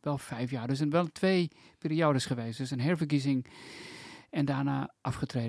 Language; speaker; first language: Dutch; native; Dutch